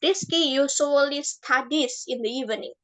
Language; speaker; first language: English; non-native, fluent; Indonesian